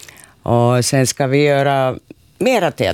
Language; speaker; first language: Swedish; non-native, learner; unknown